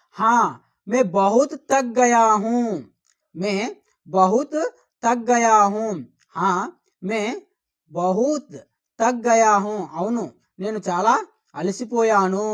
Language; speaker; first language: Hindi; non-native, local second language; Telugu